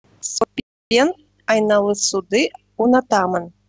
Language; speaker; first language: Kazakh; non-native, learner; Russian